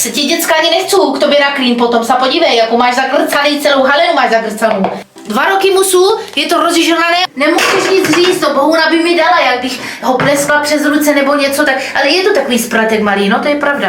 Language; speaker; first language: Czech; native; Czech